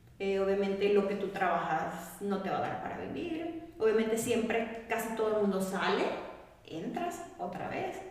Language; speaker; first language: Spanish; native; Spanish